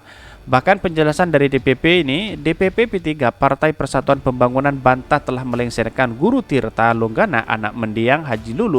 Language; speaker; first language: Indonesian; native; Indonesian